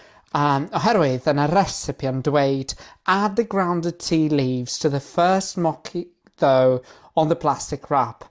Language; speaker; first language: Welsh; non-native, learner; English